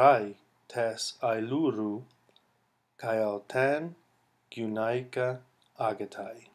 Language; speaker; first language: Greek; non-native, fluent; English